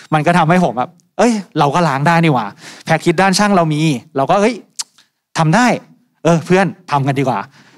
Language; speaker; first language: Thai; native; Thai